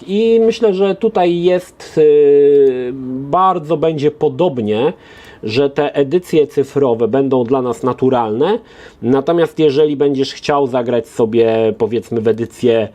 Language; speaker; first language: Polish; native; Polish